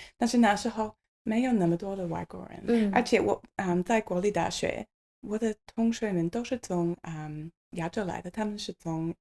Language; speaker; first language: Chinese; non-native, learner; English